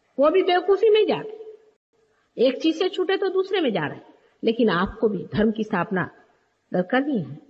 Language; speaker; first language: Hindi; native; Hindi